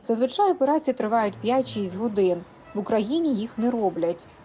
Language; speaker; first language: Ukrainian; native; Ukrainian